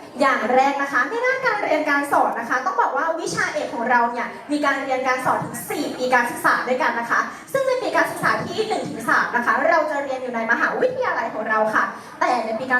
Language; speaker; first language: Thai; native; Thai